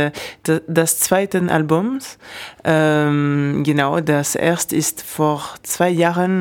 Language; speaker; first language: German; non-native, fluent; French